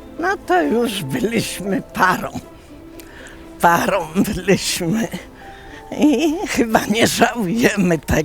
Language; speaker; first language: Polish; native; Polish